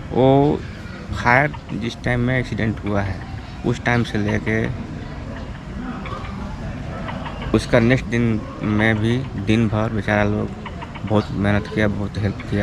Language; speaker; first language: Hindi; non-native, local second language; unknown